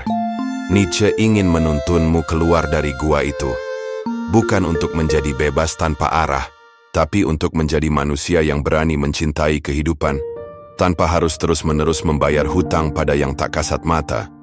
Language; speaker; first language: Indonesian; native; Indonesian